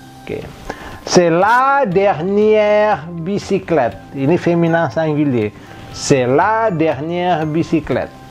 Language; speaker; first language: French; non-native, fluent; Indonesian